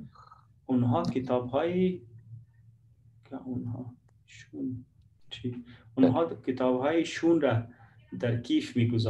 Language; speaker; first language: Persian; non-native, learner; Urdu